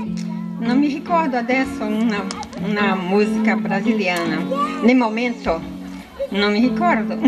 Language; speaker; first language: Italian; non-native, learner; Portuguese